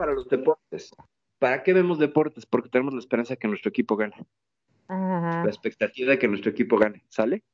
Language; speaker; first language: Spanish; native; Spanish